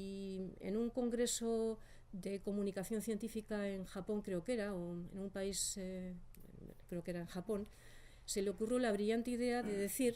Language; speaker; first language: Spanish; native; Spanish